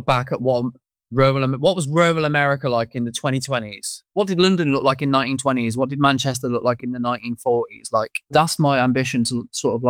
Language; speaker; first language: English; native; English